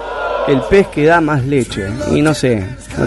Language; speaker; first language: Spanish; native; Spanish